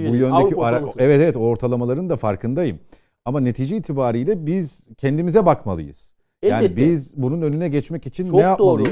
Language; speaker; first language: Turkish; native; Turkish